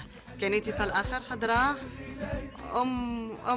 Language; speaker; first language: Arabic; native; Arabic